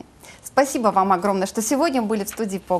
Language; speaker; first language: Russian; native; Russian